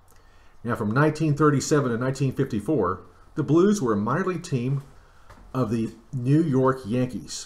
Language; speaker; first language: English; native; English